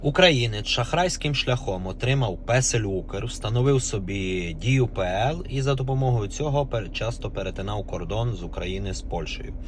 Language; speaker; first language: Ukrainian; native; Ukrainian